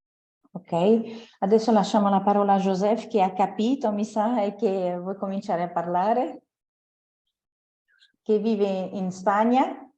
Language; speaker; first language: Italian; non-native, fluent; French